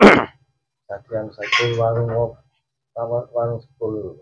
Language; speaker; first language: Indonesian; non-native, local second language; Javanese